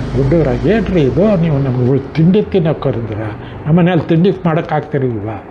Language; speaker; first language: Kannada; non-native, local second language; Marathi